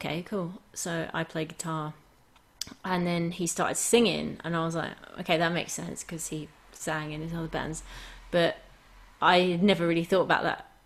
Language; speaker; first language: English; native; English